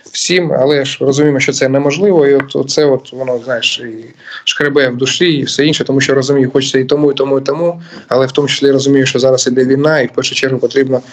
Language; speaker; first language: Ukrainian; native; Ukrainian